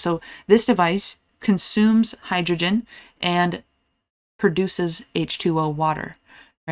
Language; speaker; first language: English; native; English